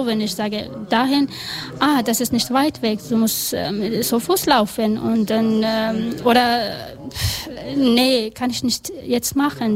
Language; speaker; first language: German; non-native, learner; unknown